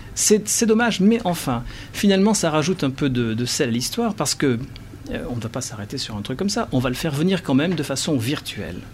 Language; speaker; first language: French; native; French